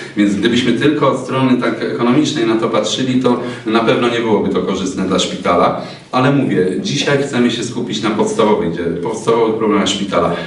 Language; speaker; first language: Polish; native; Polish